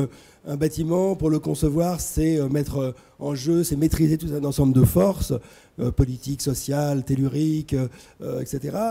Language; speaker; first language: French; native; French